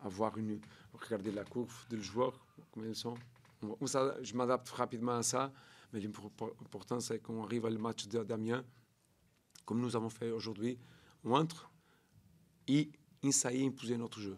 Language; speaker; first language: French; non-native, learner; Portuguese